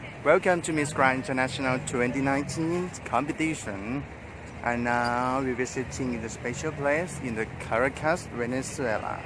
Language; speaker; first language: English; non-native, learner; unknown